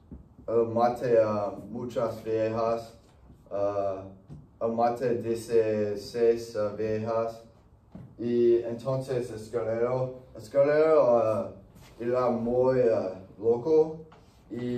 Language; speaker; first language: Spanish; non-native, learner; English